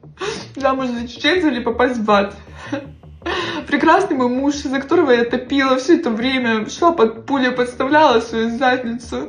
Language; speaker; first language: Russian; native; Russian